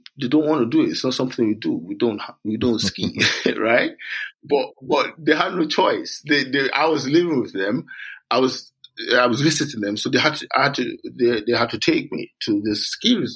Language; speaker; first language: English; non-native, local second language; Yoruba